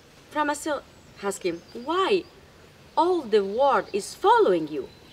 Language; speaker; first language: English; non-native, fluent; Italian